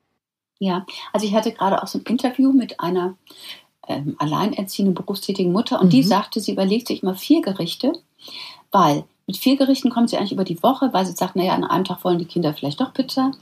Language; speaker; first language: German; native; German